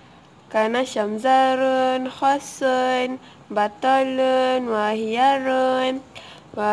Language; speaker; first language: Arabic; non-native, learner; Malay